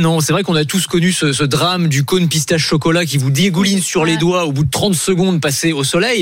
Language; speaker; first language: French; native; French